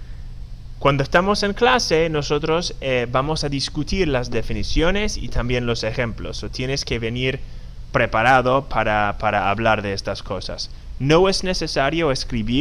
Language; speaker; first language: Spanish; non-native, fluent; English